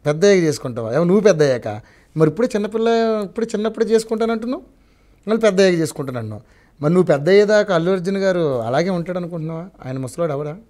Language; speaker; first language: Telugu; native; Telugu